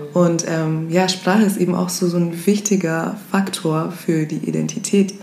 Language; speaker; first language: German; early bilingual, other home language; Swahili